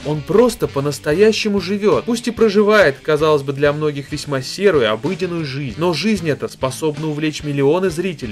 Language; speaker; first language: Russian; native; Russian